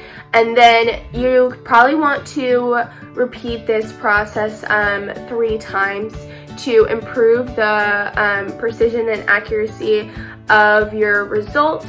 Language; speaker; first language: English; native; English